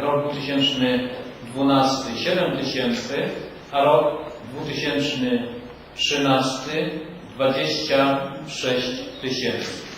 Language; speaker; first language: Polish; native; Polish